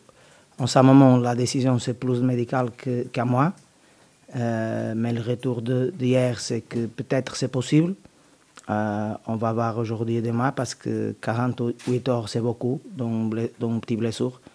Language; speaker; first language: French; non-native, learner; Portuguese